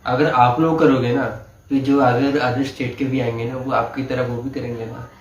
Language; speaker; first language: Hindi; native; Hindi